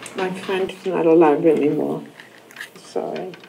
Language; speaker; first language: English; non-native, fluent; German